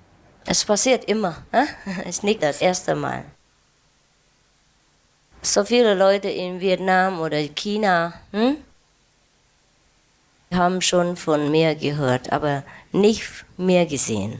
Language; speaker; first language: German; non-native, learner; Vietnamese